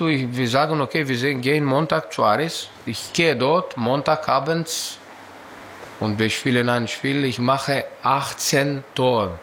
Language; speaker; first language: German; non-native, fluent; Greek